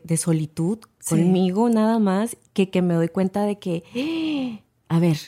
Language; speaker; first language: Spanish; native; Spanish